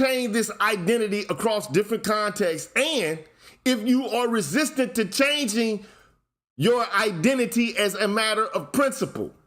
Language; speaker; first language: English; native; English